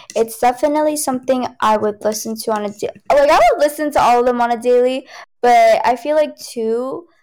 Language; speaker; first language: English; early bilingual, other home language; Cantonese